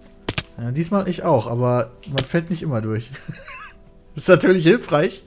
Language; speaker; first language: German; native; German